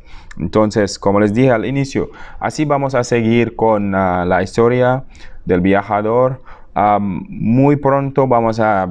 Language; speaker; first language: Spanish; non-native, fluent; Wolof